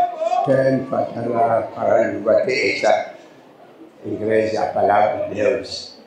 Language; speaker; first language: Portuguese; non-native, learner; Lingala